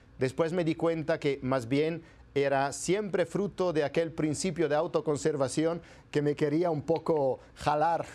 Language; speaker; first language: Spanish; non-native, fluent; Italian